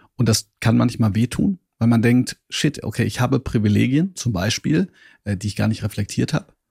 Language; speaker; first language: German; native; German